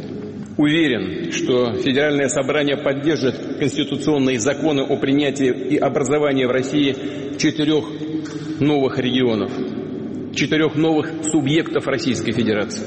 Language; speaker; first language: Russian; native; Russian